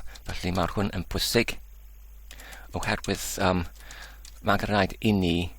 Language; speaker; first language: Welsh; non-native, fluent; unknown